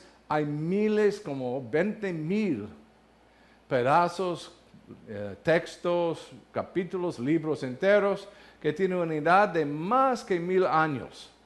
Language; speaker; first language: Spanish; non-native, learner; English